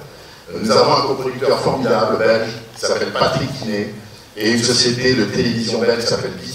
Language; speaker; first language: French; native; French